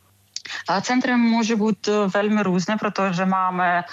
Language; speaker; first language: Czech; non-native, fluent; Ukrainian